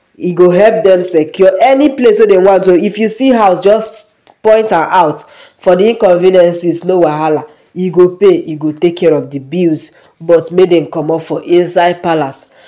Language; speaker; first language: Nigerian Pidgin; non-native, local second language; Yoruba